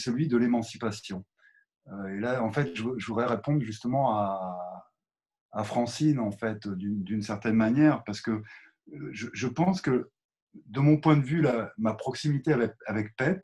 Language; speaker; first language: French; native; French